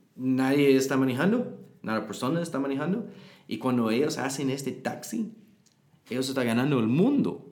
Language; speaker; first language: Spanish; non-native, learner; English